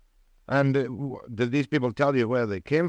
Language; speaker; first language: English; native; English